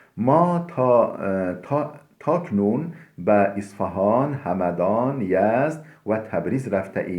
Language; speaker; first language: Persian; non-native, fluent; Turkish